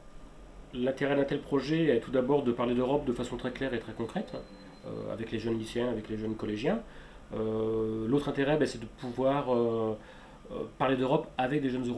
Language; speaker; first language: French; native; French